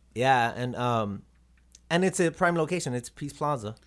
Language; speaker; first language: English; native; English